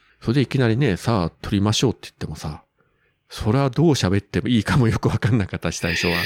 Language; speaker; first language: Japanese; native; Japanese